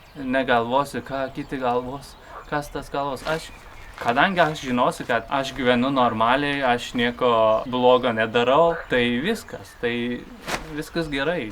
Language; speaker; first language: Lithuanian; non-native, fluent; Turkish